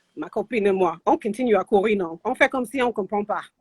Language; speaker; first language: French; non-native, fluent; English